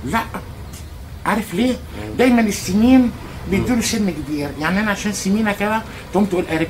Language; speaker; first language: Arabic; native; Arabic